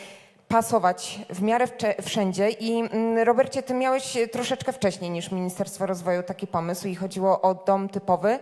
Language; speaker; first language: Polish; native; Polish